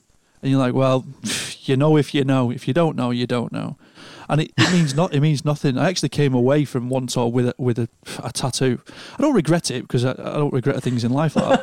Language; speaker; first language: English; native; English